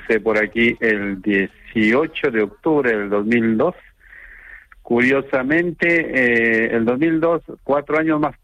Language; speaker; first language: Spanish; native; Spanish